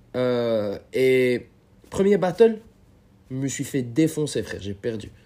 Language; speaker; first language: French; non-native, local second language; Arabic